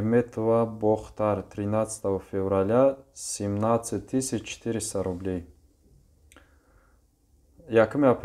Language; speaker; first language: Russian; non-native, local second language; Tajik